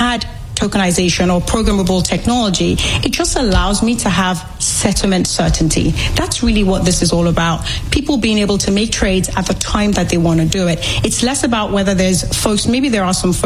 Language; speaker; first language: English; native; English